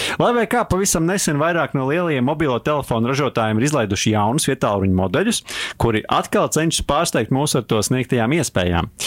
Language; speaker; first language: Latvian; native; Latvian